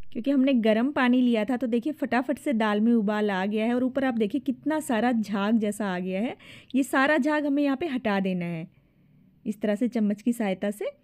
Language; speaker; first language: Hindi; native; Hindi